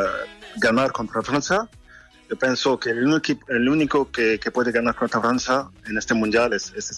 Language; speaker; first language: Spanish; non-native, fluent; French